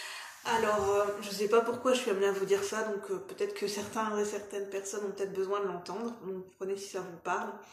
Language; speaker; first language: French; native; French